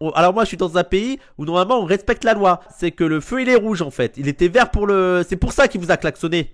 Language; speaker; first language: French; native; French